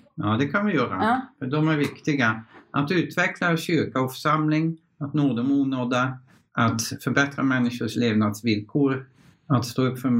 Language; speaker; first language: Swedish; non-native, fluent; Dutch